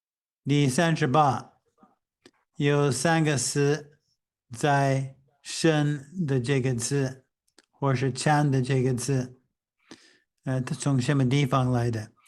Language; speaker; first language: Chinese; non-native, fluent; English